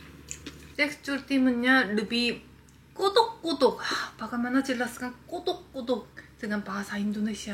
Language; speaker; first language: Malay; non-native, fluent; Korean